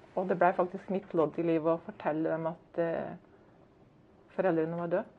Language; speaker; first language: Norwegian; native; Norwegian